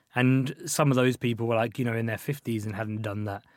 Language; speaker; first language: English; native; English